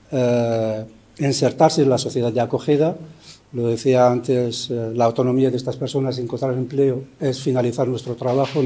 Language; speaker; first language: Spanish; native; Spanish